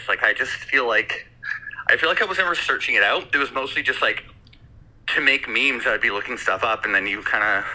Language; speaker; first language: English; native; English